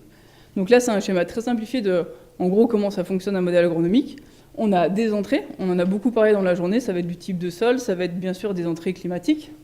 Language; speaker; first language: French; native; French